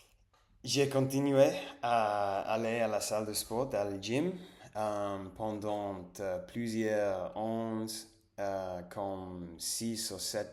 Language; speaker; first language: French; non-native, fluent; Spanish